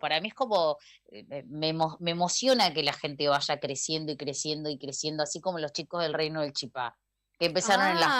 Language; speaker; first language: Spanish; native; Spanish